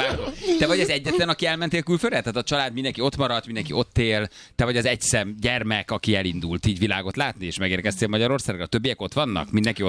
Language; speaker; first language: Hungarian; native; Hungarian